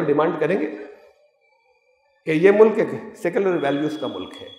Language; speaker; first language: Urdu; native; Urdu